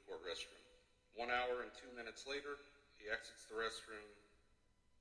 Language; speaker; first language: English; native; English